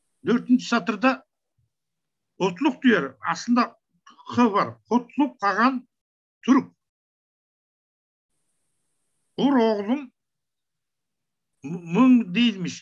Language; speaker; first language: Turkish; non-native, learner; Kazakh